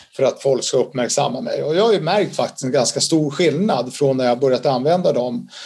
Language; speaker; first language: Swedish; native; Swedish